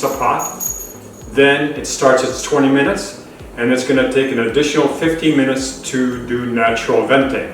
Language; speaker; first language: English; native; English